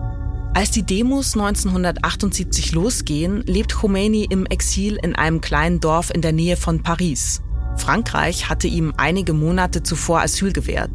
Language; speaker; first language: German; native; German